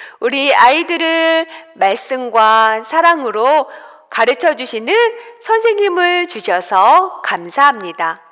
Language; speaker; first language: Korean; native; Korean